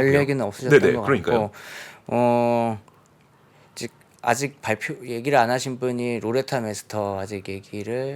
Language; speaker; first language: Korean; native; Korean